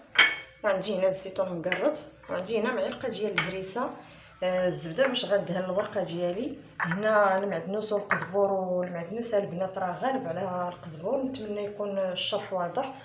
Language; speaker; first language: Arabic; native; Arabic